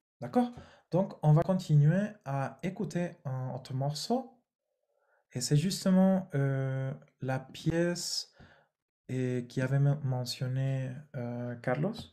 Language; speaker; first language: French; non-native, fluent; Spanish